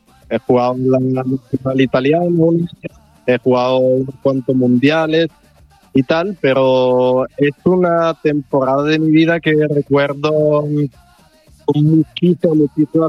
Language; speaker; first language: Spanish; non-native, fluent; Italian